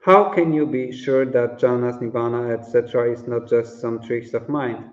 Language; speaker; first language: English; non-native, fluent; Polish